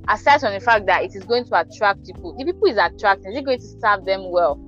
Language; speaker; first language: English; non-native, local second language; Yoruba